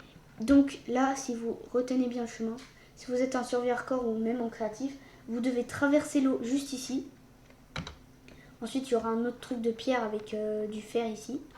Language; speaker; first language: French; native; French